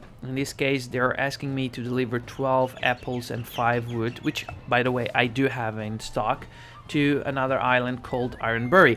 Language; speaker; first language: English; non-native, fluent; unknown